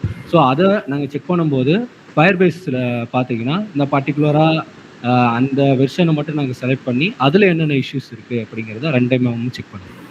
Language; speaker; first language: Tamil; native; Tamil